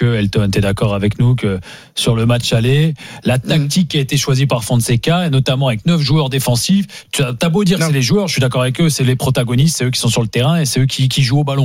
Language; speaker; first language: French; native; French